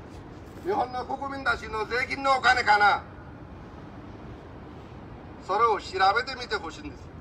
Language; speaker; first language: Japanese; non-native, fluent; Rohingya